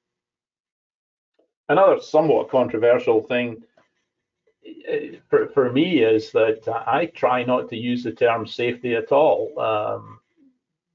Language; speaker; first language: English; native; English